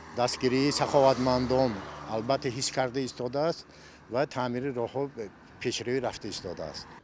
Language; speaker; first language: Tajik; native; Tajik